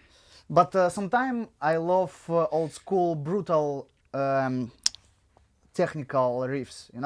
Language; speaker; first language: English; non-native, learner; Russian